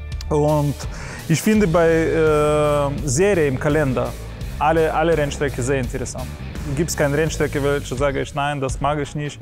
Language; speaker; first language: German; non-native, learner; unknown